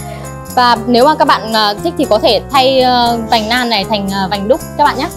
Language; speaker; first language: Vietnamese; native; Vietnamese